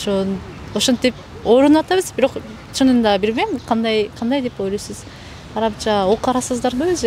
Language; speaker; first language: Kyrgyz; non-native, fluent; Japanese